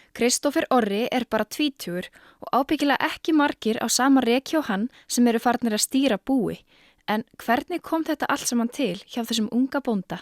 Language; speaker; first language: Icelandic; native; Icelandic